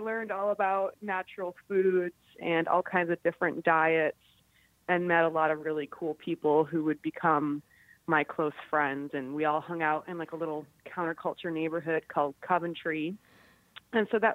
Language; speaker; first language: English; native; English